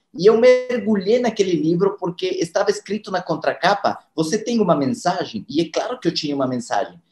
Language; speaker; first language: Portuguese; non-native, fluent; Spanish